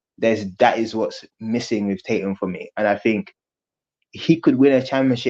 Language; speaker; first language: English; native; English